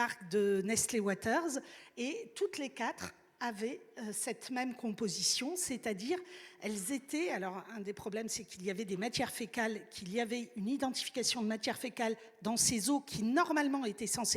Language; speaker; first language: French; native; French